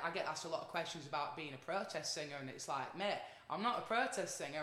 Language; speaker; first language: English; native; English